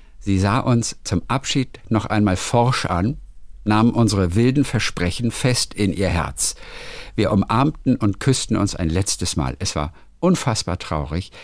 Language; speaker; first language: German; native; German